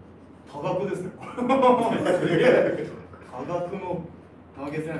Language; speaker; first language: Japanese; native; Japanese